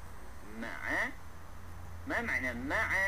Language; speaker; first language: Arabic; non-native, fluent; Malay